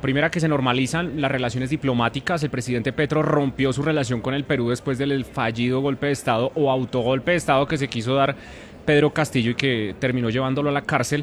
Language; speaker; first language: Spanish; native; Spanish